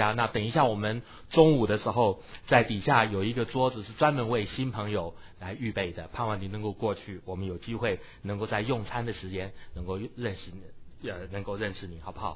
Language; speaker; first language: Chinese; native; Chinese